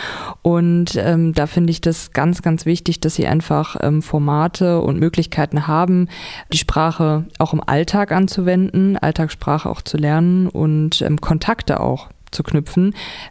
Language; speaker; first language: German; native; German